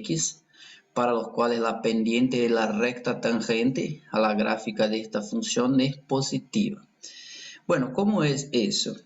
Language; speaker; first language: Spanish; non-native, fluent; Portuguese